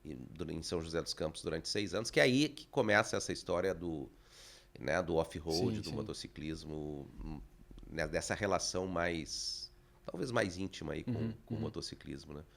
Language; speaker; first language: Portuguese; native; Portuguese